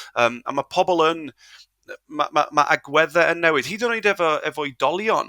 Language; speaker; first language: Welsh; non-native, local second language; English